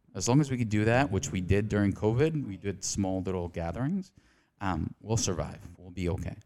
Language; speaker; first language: English; non-native, fluent; Spanish